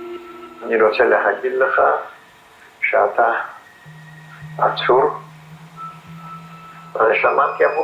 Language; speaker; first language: Hebrew; non-native, fluent; Polish